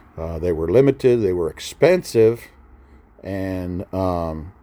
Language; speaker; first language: English; native; English